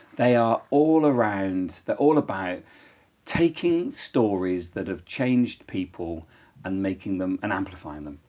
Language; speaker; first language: English; native; English